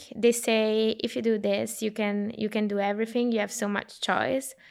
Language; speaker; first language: English; non-native, fluent; Italian